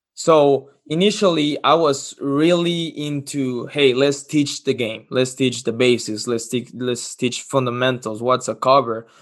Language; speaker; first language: English; non-native, fluent; Spanish